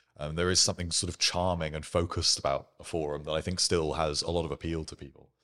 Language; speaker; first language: English; native; English